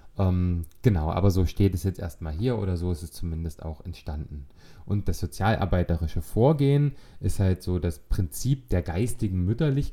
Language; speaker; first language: German; native; German